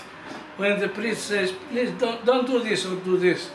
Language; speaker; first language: English; non-native, fluent; Greek